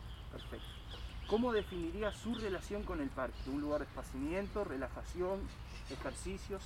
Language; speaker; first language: Spanish; native; Spanish